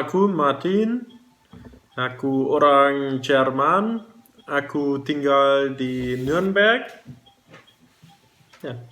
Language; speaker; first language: Indonesian; non-native, learner; German